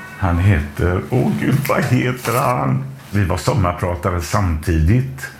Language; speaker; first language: Swedish; native; Swedish